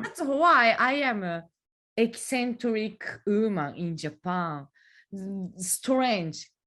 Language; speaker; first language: English; non-native, learner; Japanese